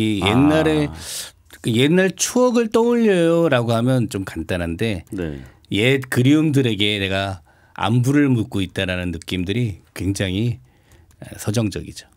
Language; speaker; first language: Korean; native; Korean